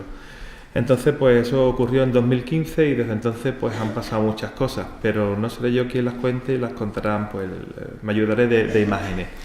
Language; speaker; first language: Spanish; native; Spanish